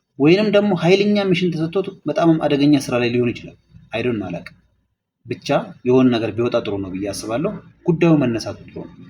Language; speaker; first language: Amharic; non-native, local second language; Oromo